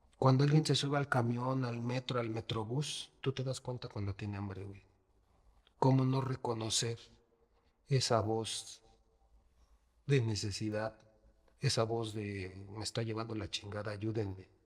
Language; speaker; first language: Spanish; native; Spanish